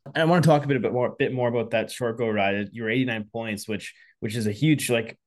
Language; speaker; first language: English; native; English